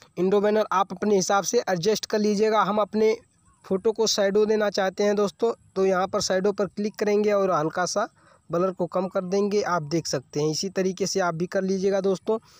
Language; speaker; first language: Hindi; native; Hindi